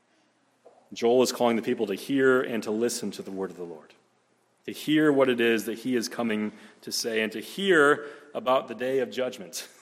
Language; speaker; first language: English; native; English